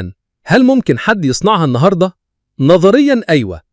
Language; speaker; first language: Arabic; native; Arabic